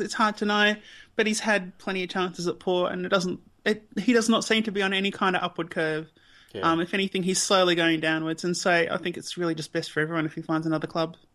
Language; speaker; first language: English; native; English